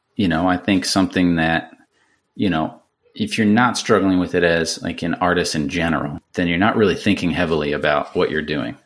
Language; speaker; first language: English; native; English